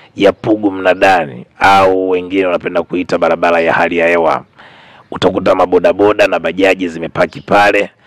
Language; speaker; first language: Swahili; native; Swahili